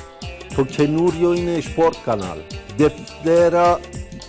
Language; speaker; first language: Greek; non-native, fluent; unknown